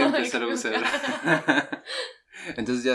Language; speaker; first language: Spanish; native; Spanish